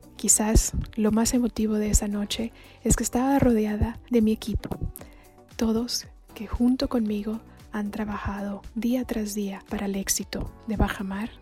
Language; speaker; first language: Spanish; native; Spanish